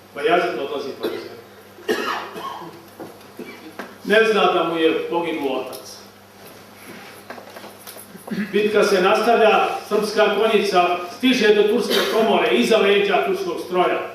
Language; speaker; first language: Bosnian; native; Bosnian